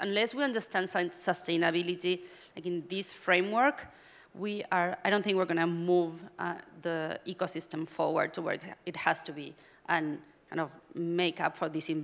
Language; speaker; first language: English; non-native, fluent; Spanish